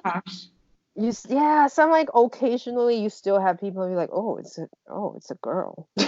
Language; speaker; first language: English; non-native, fluent; Chinese